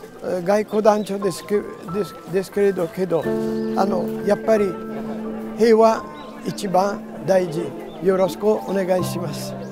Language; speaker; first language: Japanese; non-native, learner; Italian